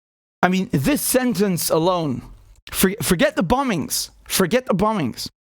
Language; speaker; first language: English; native; English